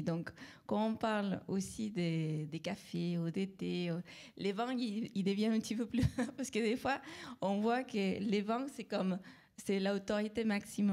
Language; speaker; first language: French; non-native, fluent; Spanish